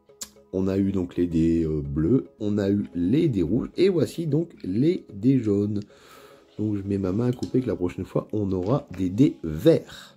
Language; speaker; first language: French; native; French